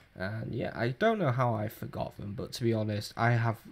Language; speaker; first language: English; native; English